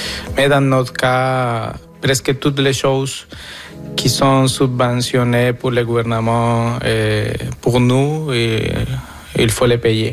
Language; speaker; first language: French; non-native, fluent; Spanish